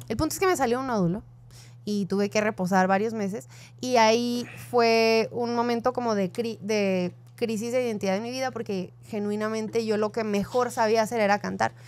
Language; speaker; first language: Spanish; native; Spanish